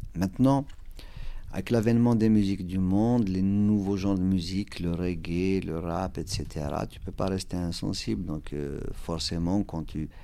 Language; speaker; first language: French; non-native, local second language; Kabyle